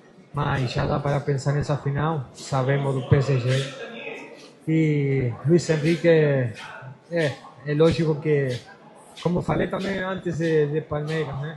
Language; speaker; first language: Portuguese; non-native, fluent; Spanish